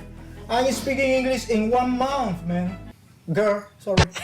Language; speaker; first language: English; non-native, learner; Spanish